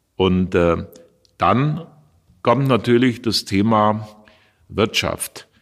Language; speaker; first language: German; native; German